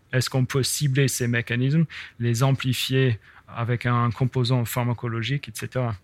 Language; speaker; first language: French; non-native, fluent; English